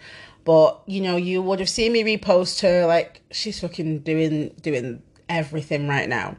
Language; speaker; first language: English; native; English